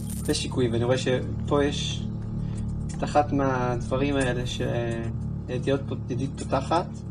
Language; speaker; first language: Hebrew; native; Hebrew